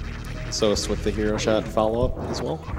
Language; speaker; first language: English; native; English